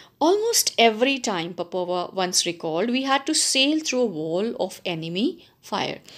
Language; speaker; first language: English; non-native, local second language; Punjabi